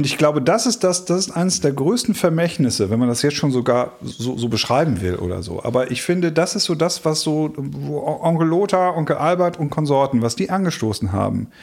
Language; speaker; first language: German; native; German